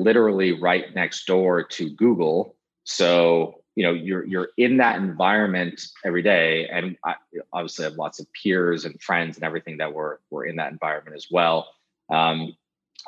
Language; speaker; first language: English; native; English